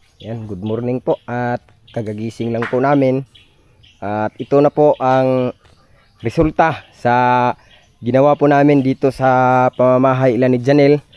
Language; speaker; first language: Filipino; non-native, local second language; Cebuano